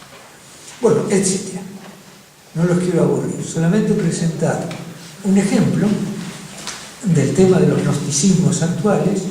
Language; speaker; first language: Spanish; native; Spanish